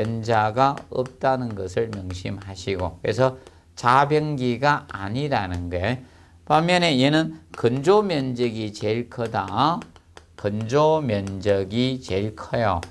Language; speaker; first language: Korean; native; Korean